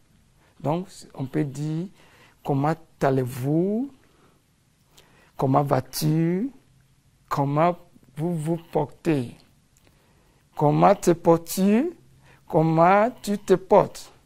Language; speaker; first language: French; non-native, fluent; English